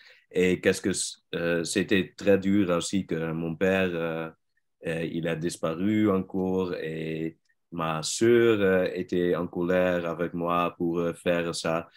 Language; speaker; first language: French; non-native, learner; Dutch